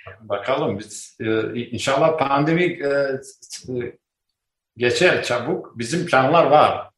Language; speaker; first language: Turkish; non-native, learner; Albanian